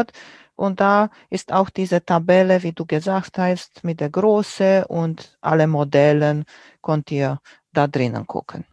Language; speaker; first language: German; non-native, fluent; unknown